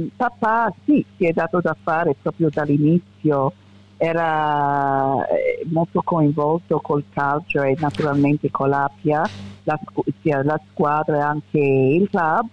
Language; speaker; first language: Italian; early bilingual, heritage; Italian